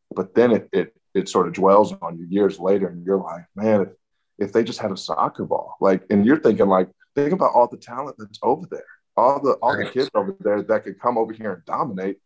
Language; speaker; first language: English; native; English